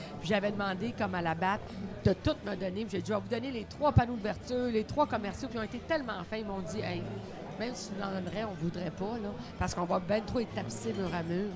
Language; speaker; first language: French; native; French